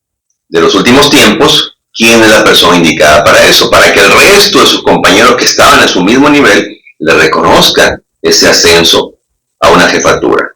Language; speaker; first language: Spanish; native; Spanish